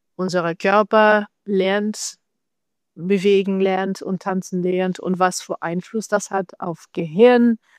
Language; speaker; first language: German; non-native, learner; Russian